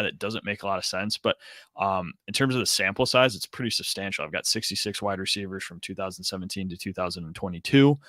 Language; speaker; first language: English; native; English